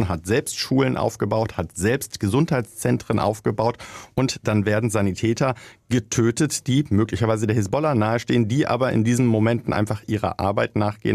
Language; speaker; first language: German; native; German